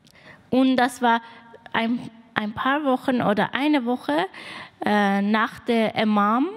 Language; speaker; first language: German; non-native, learner; Persian